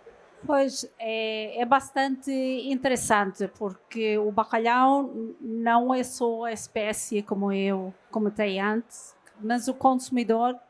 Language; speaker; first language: Portuguese; non-native, fluent; Norwegian